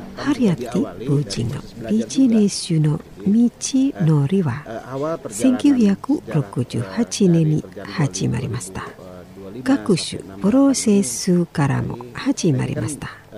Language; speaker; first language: Japanese; non-native, learner; Indonesian